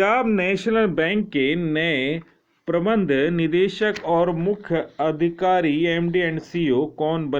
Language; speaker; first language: Hindi; native; Hindi